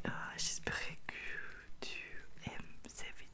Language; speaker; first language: French; non-native, learner; Russian